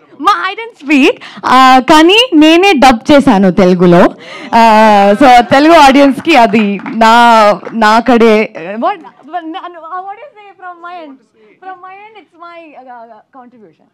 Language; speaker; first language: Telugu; non-native, learner; Kannada